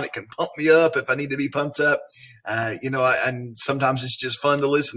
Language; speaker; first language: English; native; English